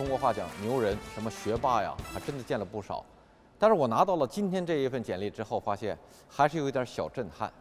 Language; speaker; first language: Chinese; native; Chinese